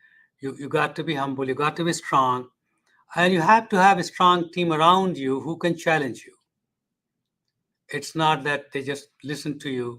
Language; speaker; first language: English; non-native, fluent; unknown